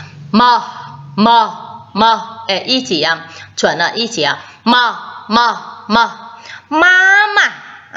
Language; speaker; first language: Chinese; non-native, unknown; Vietnamese